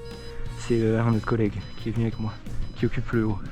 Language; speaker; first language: French; native; French